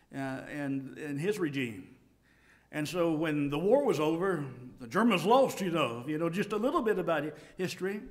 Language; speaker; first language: English; native; English